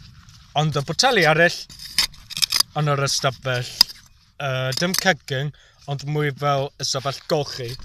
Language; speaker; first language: Welsh; non-native, local second language; English